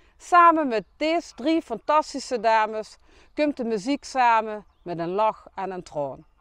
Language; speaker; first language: Dutch; native; Dutch